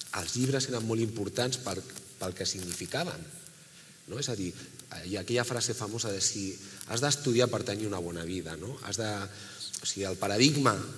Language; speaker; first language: Catalan; non-native, local second language; Spanish